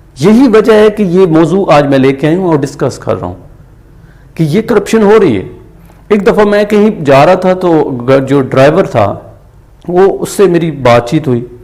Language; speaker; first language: Urdu; non-native, local second language; Punjabi